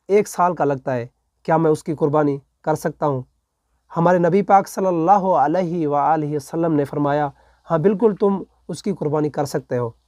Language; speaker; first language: Urdu; non-native, local second language; Punjabi